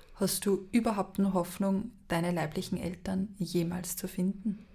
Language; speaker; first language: German; native; German